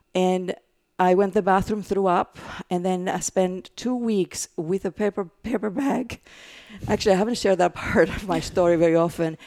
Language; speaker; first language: English; non-native, fluent; Greek